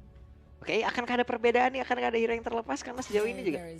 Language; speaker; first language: Indonesian; native; Indonesian